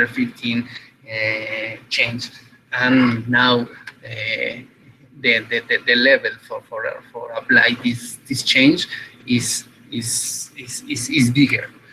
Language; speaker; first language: English; non-native, fluent; Spanish